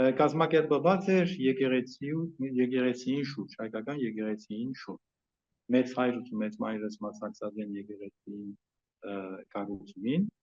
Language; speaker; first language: Armenian; early bilingual, heritage; Armenian